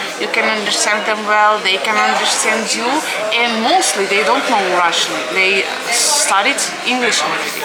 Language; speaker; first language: English; non-native, fluent; Russian